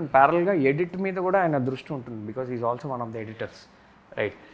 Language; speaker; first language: Telugu; native; Telugu